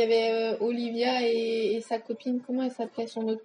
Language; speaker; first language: French; native; French